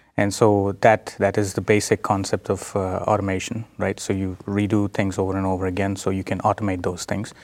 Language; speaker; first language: English; non-native, local second language; Telugu